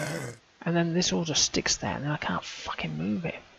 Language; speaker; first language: English; native; English